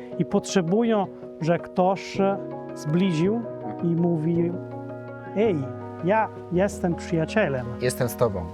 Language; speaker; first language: Polish; non-native, fluent; Italian